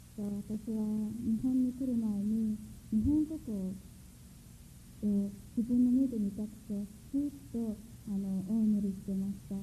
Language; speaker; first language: Japanese; non-native, fluent; Mongolian